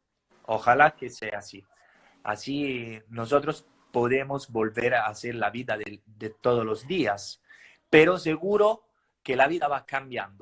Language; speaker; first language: Spanish; non-native, fluent; Italian